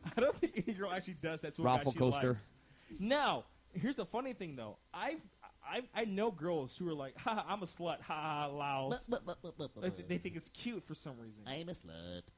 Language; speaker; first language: English; native; English